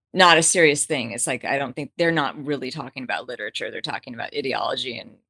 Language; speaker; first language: English; native; English